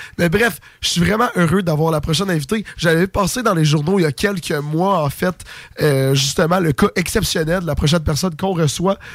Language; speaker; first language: French; native; French